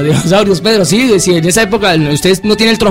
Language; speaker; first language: Spanish; native; Spanish